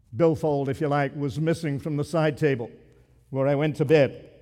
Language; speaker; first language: English; native; English